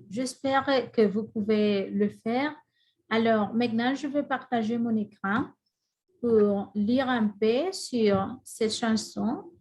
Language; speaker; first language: French; non-native, fluent; Spanish